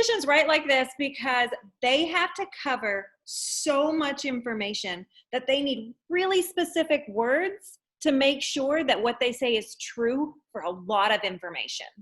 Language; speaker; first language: English; native; English